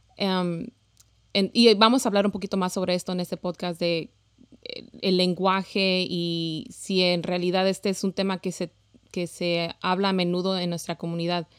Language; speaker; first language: Spanish; early bilingual, heritage; Spanish